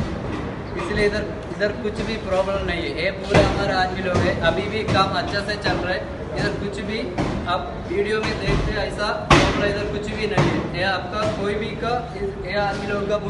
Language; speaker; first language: Hindi; non-native, learner; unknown